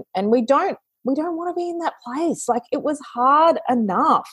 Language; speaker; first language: English; native; English